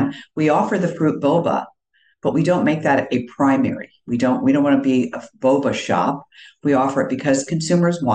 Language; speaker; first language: English; native; English